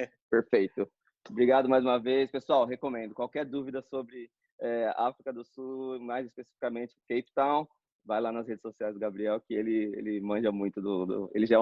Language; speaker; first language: Portuguese; native; Portuguese